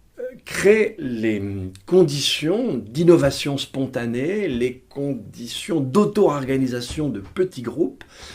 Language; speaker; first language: French; native; French